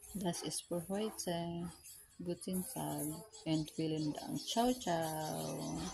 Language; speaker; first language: German; non-native, learner; Filipino